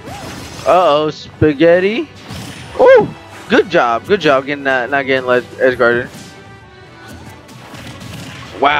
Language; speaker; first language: English; native; English